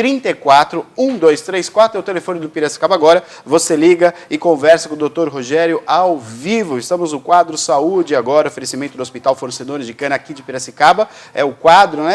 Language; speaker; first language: Portuguese; native; Portuguese